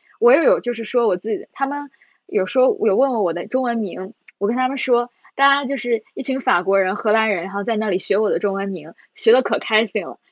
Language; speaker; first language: Chinese; native; Chinese